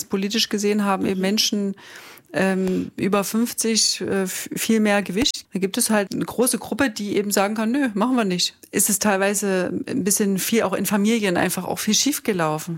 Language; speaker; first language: German; native; German